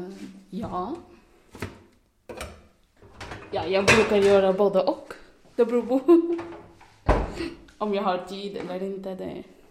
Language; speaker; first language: Swedish; non-native, fluent; Arabic